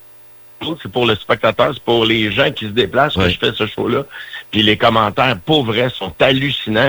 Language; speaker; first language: French; native; French